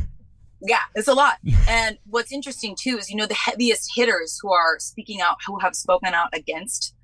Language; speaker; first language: English; native; English